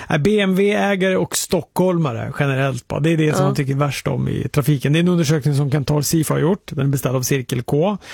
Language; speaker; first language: Swedish; native; Swedish